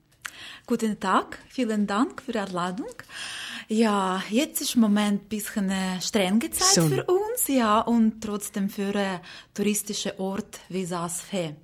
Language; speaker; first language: German; non-native, learner; Ukrainian